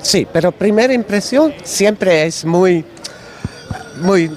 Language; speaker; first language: Spanish; non-native, learner; Dutch